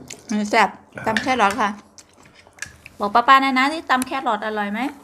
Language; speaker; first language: Thai; non-native, local second language; Northeastern Thai